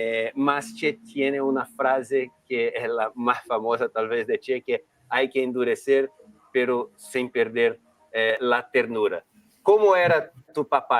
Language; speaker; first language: Spanish; non-native, learner; Portuguese